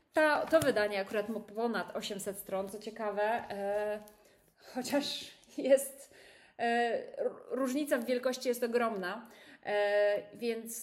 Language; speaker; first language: Polish; native; Polish